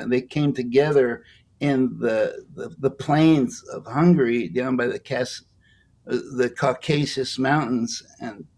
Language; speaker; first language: English; native; English